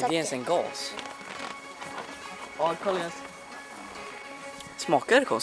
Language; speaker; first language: Swedish; native; Swedish